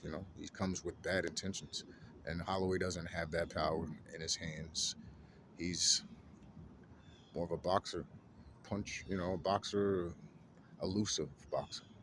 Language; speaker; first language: English; native; English